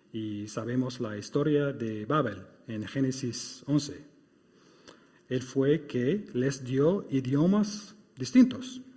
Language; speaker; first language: Spanish; non-native, fluent; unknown